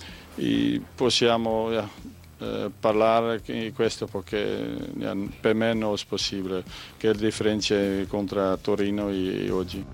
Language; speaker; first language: Italian; non-native, learner; Dutch